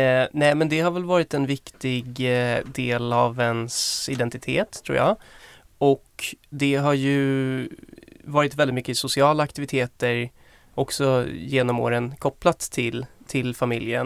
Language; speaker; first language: Swedish; native; Swedish